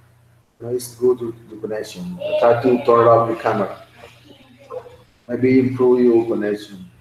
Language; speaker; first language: English; non-native, learner; Spanish